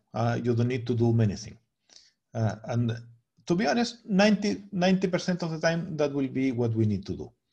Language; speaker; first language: English; non-native, fluent; Spanish